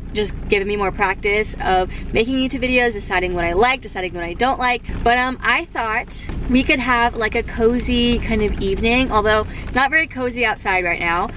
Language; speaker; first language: English; native; English